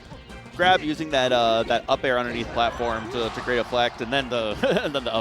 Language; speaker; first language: English; native; English